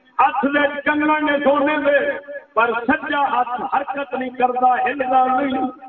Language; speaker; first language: Urdu; non-native, local second language; Punjabi